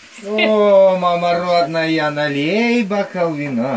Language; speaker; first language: Russian; native; Russian